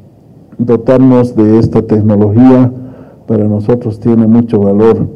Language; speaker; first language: Spanish; native; Spanish